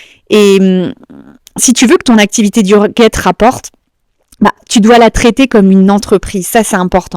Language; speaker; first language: French; native; French